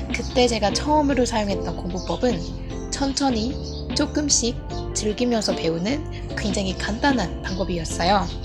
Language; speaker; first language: Korean; non-native, fluent; Burmese